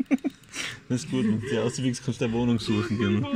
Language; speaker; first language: German; native; German